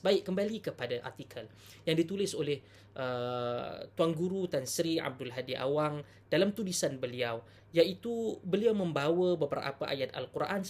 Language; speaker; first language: Malay; native; Malay